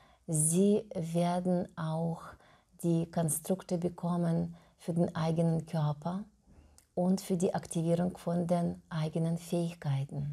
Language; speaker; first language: German; non-native, fluent; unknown